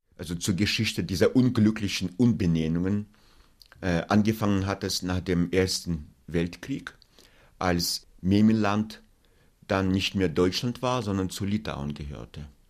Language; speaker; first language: German; non-native, fluent; Russian